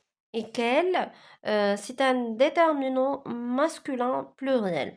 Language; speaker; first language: French; non-native, local second language; Arabic